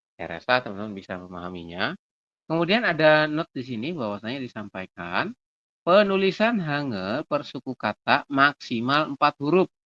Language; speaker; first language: Indonesian; native; Indonesian